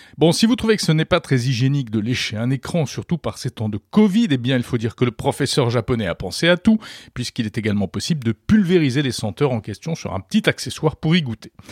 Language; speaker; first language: French; native; French